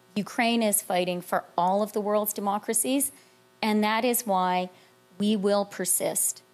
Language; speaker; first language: English; native; English